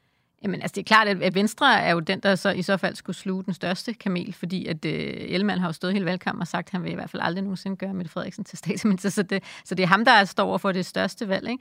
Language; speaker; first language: Danish; native; Danish